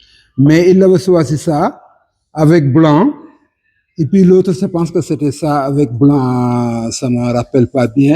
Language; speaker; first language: French; non-native, local second language; Wolof